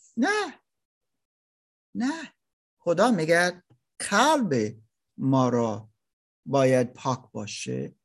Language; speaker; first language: Persian; non-native, learner; German